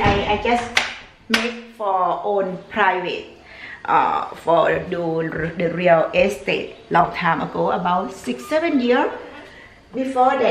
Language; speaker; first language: English; non-native, learner; Thai